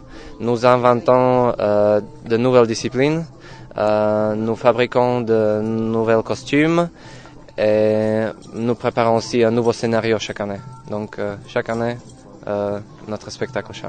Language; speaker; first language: French; non-native, fluent; Slovak